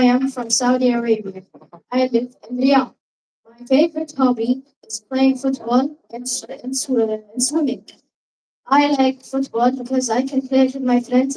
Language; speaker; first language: English; non-native, learner; Arabic